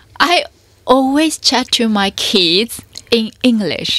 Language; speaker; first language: English; non-native, learner; Chinese